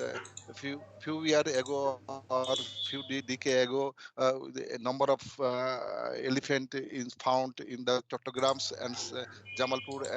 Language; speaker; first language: English; non-native, learner; Bangla